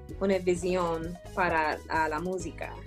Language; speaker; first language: Spanish; early bilingual, heritage; English